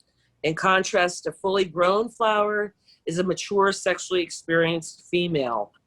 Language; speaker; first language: English; native; English